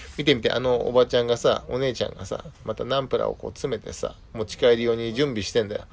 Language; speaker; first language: Japanese; native; Japanese